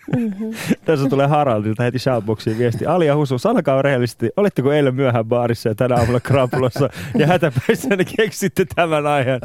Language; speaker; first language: Finnish; early bilingual, other home language; Persian